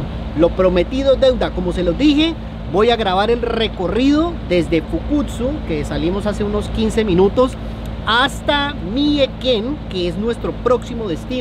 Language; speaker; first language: Spanish; native; Spanish